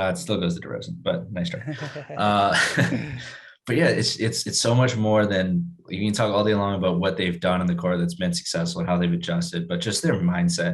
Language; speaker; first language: English; native; English